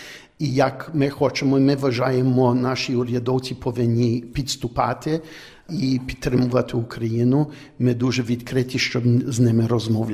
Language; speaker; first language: Ukrainian; early bilingual, heritage; Ukrainian